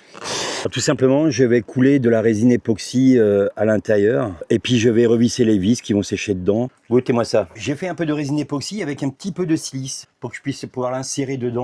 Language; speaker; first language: French; native; French